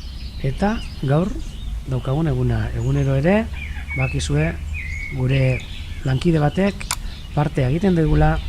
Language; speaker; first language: Basque; native; Basque